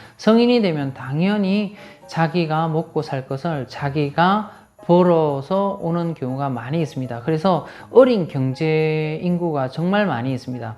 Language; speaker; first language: Korean; native; Korean